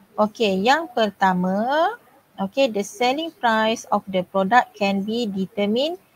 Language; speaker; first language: English; non-native, local second language; Malay